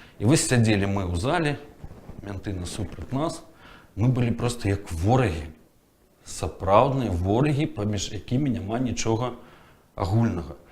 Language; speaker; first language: Belarusian; native; Belarusian